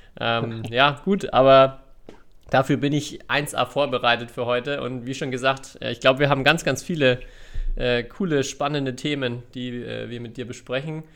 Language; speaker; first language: German; native; German